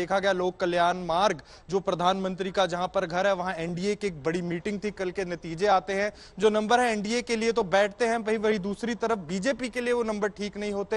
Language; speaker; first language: Hindi; native; Hindi